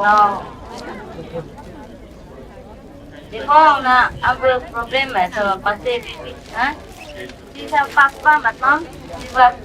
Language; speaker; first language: French; non-native, learner; Vietnamese